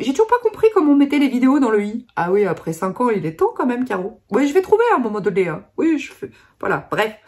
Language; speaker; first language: French; native; French